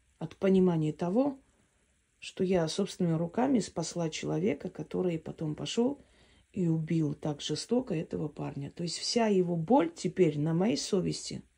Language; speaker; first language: Russian; non-native, local second language; Armenian